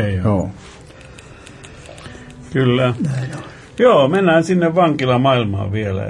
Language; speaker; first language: Finnish; native; Finnish